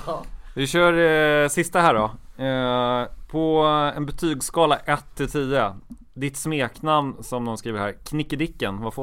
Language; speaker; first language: Swedish; native; Swedish